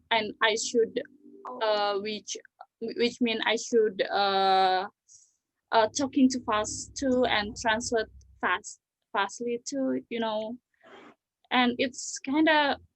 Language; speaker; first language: English; non-native, learner; Indonesian